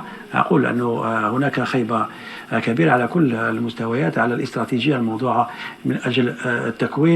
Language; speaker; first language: Arabic; native; Arabic